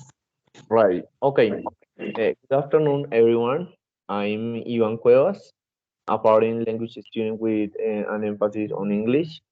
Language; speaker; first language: English; non-native, learner; Spanish